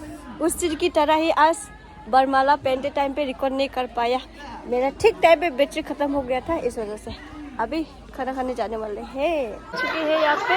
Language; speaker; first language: Hindi; non-native, local second language; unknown